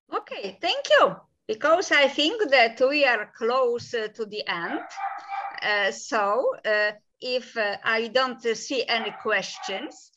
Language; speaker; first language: English; non-native, fluent; Polish